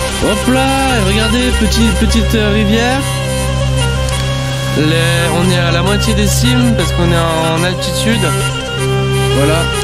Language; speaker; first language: French; native; French